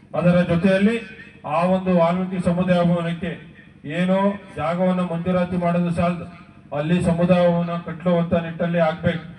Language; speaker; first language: Kannada; native; Kannada